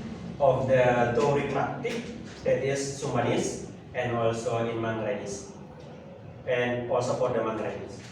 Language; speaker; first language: English; non-native, learner; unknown